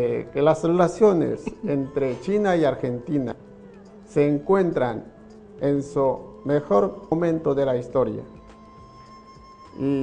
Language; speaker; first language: Spanish; non-native, fluent; Chinese